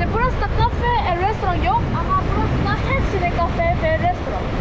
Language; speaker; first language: Turkish; non-native, learner; Korean